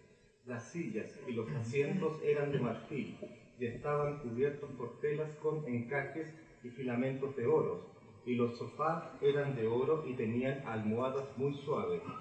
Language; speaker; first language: Spanish; native; Spanish